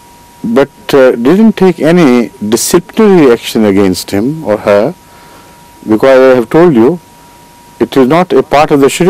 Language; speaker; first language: English; non-native, local second language; Urdu